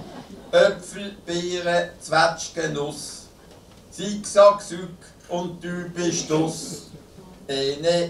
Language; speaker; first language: German; native; German